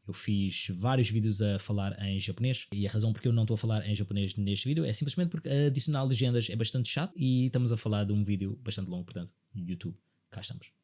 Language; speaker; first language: Portuguese; native; Portuguese